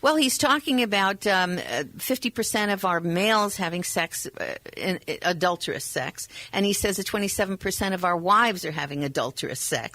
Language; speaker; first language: English; native; English